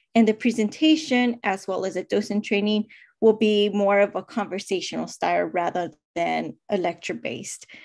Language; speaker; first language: English; native; English